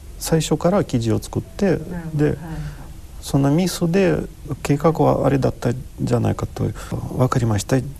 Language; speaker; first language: Japanese; non-native, fluent; Ukrainian